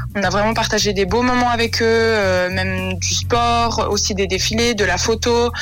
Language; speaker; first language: French; native; French